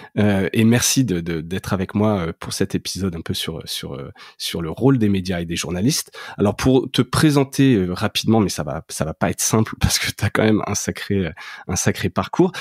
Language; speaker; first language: French; native; French